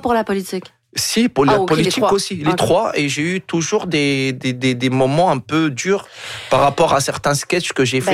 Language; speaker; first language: French; non-native, local second language; Arabic